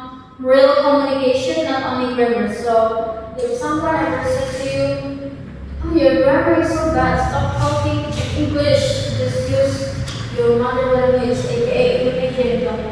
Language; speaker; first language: English; non-native, fluent; Indonesian